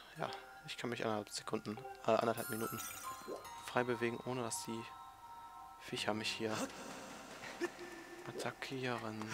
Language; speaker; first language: German; native; German